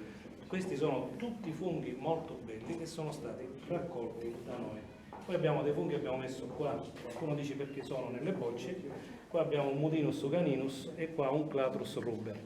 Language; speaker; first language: Italian; native; Italian